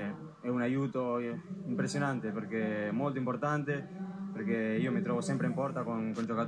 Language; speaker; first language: Italian; non-native, fluent; Spanish